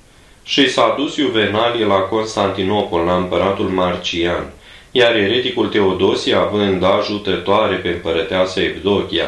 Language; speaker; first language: Romanian; native; Romanian